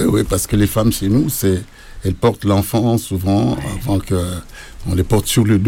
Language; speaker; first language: French; non-native, local second language; Lingala